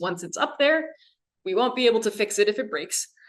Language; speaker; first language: English; native; English